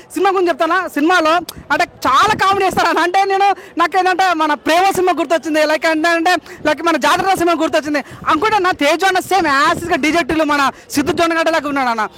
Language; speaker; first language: Telugu; native; Telugu